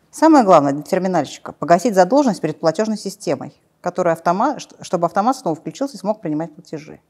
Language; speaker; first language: Russian; native; Russian